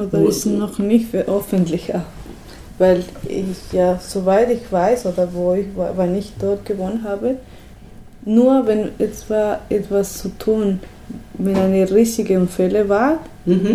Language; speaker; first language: German; non-native, learner; Spanish